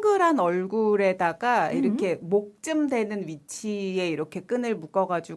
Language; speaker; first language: Korean; native; Korean